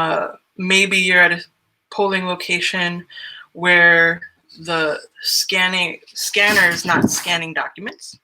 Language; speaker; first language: English; native; English